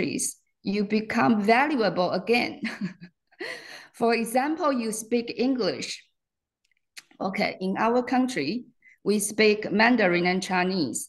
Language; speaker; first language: English; non-native, fluent; Chinese